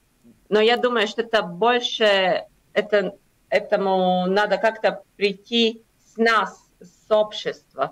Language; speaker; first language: Russian; non-native, local second language; Latvian